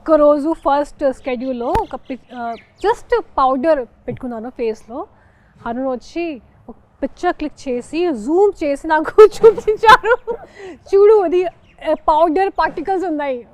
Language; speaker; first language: Telugu; non-native, local second language; Hindi